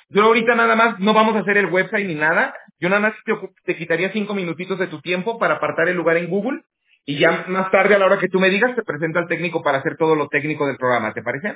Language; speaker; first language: Spanish; native; Spanish